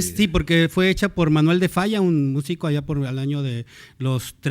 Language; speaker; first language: Spanish; native; Spanish